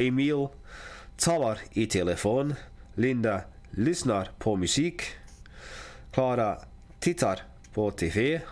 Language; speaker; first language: Swedish; non-native, learner; English